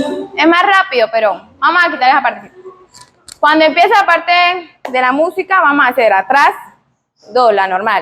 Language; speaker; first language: Spanish; native; Spanish